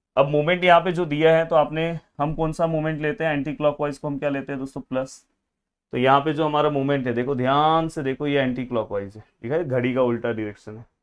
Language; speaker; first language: Hindi; non-native, local second language; Marathi